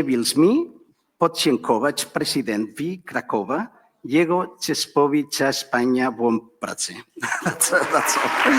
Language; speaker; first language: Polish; non-native, learner; Catalan